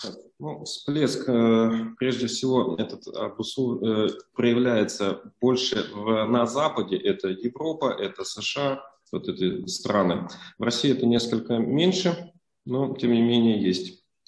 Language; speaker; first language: Russian; native; Russian